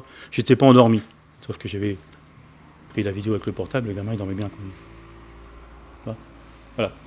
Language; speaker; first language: French; native; French